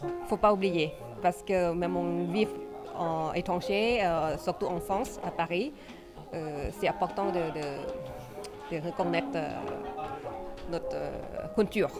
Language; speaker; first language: French; non-native, fluent; Thai